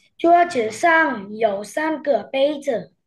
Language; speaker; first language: Chinese; non-native, learner; Vietnamese